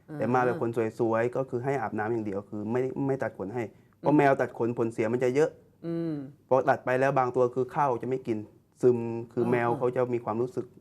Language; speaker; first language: Thai; native; Thai